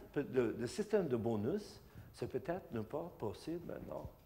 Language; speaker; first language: French; non-native, learner; English